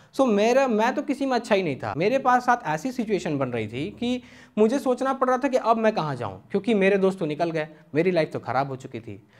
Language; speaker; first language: Hindi; native; Hindi